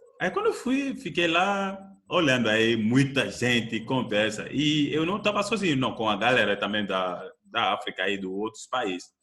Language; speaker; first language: Portuguese; non-native, fluent; French